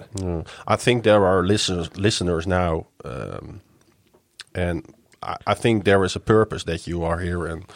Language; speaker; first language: English; non-native, fluent; Dutch